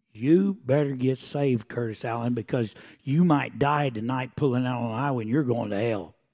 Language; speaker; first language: English; native; English